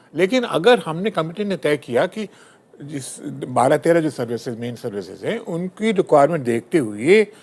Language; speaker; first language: Hindi; native; Hindi